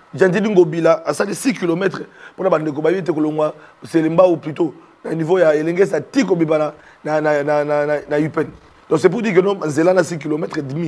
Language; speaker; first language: French; non-native, local second language; Lingala